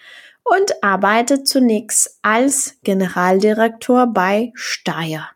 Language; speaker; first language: German; non-native, fluent; Czech